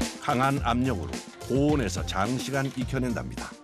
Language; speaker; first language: Korean; native; Korean